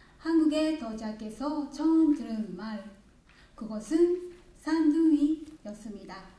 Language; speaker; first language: Korean; non-native, learner; Japanese